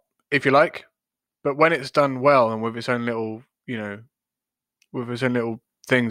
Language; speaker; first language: English; native; English